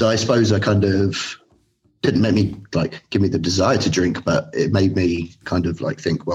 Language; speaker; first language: English; native; English